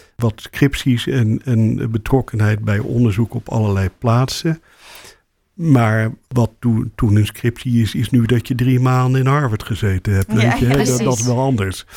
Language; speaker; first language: Dutch; native; Dutch